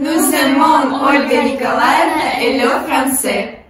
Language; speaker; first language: French; non-native, learner; Russian